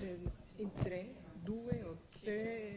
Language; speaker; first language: Italian; non-native, fluent; Spanish